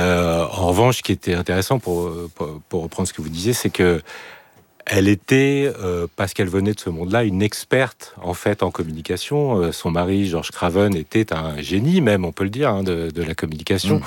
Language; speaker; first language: French; native; French